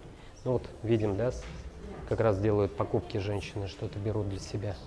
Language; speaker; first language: Russian; native; Russian